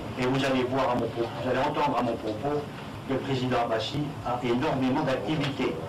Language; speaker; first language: French; native; French